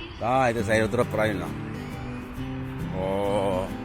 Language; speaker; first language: Russian; non-native, learner; Korean